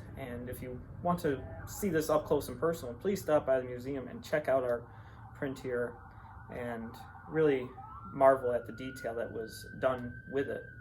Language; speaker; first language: English; native; English